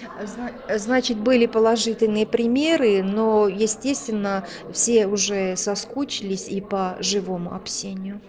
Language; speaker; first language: Russian; native; Russian